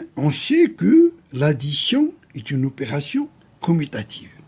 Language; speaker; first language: French; non-native, local second language; Arabic